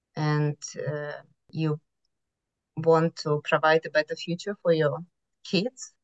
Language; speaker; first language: English; non-native, fluent; Ukrainian